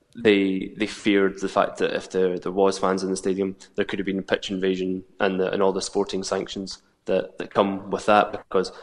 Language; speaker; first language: English; native; English